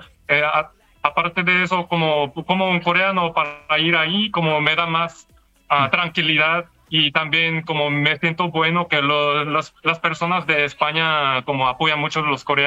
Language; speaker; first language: Spanish; non-native, fluent; Korean